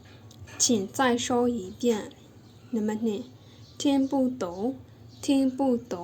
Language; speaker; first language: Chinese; non-native, fluent; Burmese